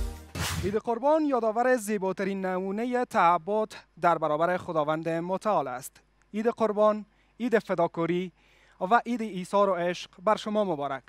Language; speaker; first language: Persian; native; Persian